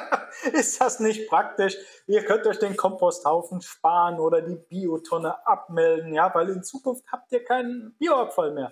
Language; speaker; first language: German; native; German